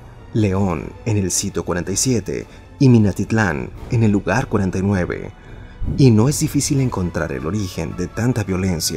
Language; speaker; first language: Spanish; native; Spanish